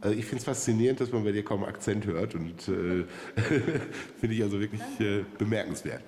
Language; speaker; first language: German; native; German